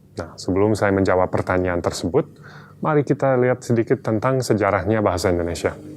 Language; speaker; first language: Indonesian; non-native, fluent; English